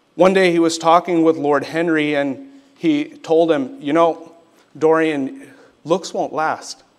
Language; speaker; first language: English; native; English